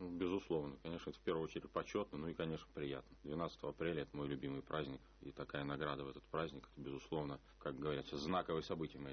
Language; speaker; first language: Russian; native; Russian